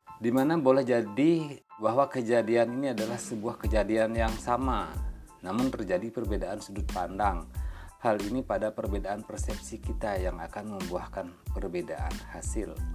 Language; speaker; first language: Indonesian; native; Indonesian